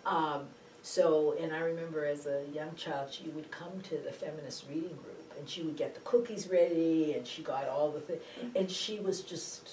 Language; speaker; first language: English; native; English